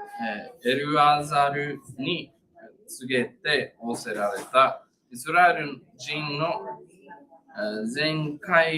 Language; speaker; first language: Japanese; non-native, learner; English